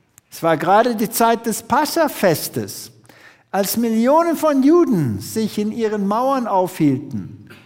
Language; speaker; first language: German; native; German